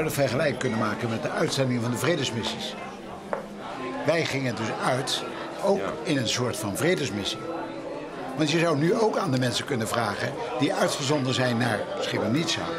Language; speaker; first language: Dutch; native; Dutch